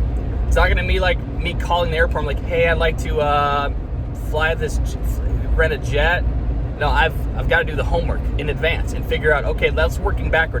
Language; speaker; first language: English; native; English